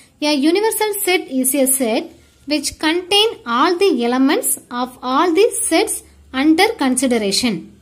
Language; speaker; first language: English; non-native, local second language; Tamil